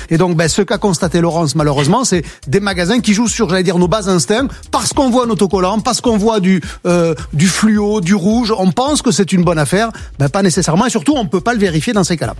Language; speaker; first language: French; native; French